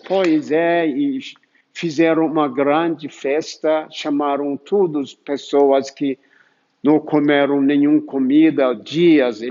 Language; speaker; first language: Portuguese; non-native, fluent; Turkish